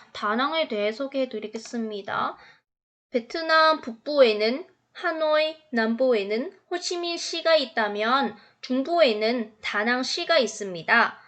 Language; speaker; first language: Korean; non-native, fluent; Vietnamese